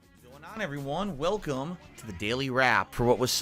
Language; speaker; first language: English; native; English